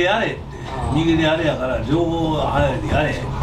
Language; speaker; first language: Japanese; native; Japanese